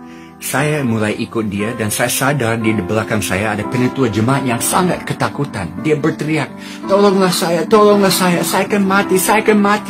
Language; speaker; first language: Indonesian; non-native, fluent; English